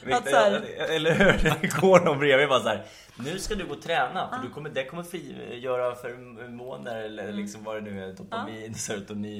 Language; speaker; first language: Swedish; native; Swedish